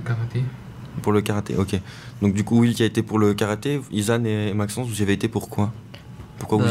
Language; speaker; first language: French; native; French